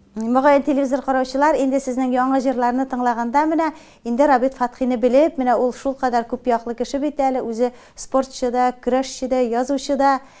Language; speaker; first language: Tatar; native; Tatar